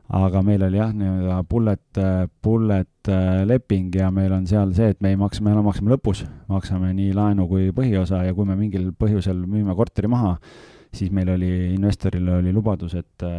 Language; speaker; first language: Estonian; native; Estonian